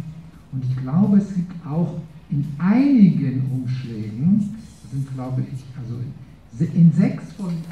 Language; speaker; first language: German; non-native, fluent; Portuguese